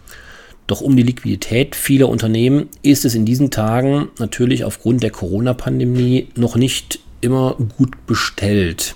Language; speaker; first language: German; native; German